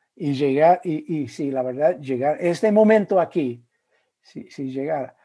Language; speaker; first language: Spanish; non-native, fluent; English